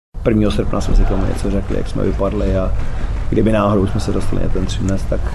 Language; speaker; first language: Czech; native; Czech